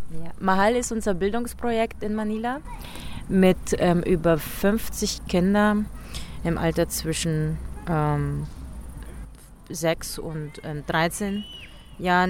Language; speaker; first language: German; early bilingual, other home language; Filipino